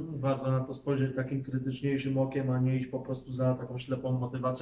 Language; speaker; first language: Polish; native; Polish